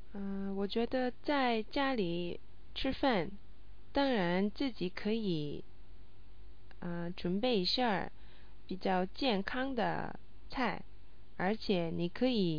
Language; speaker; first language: Chinese; non-native, learner; English